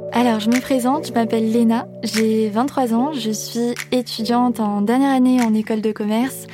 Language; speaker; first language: French; native; French